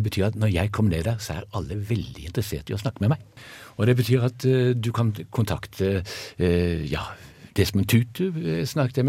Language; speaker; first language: Norwegian; native; Norwegian